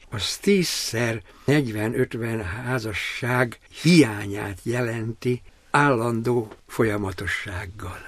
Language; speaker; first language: Hungarian; native; Hungarian